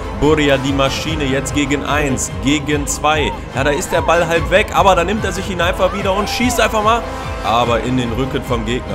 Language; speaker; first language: German; native; German